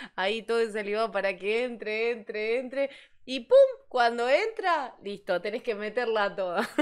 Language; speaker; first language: Spanish; native; Spanish